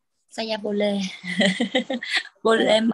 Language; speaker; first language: Indonesian; non-native, learner; Vietnamese